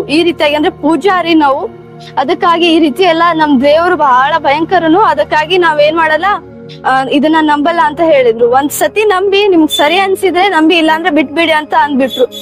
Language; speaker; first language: Kannada; native; Kannada